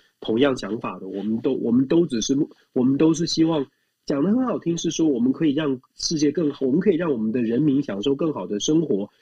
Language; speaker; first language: Chinese; native; Chinese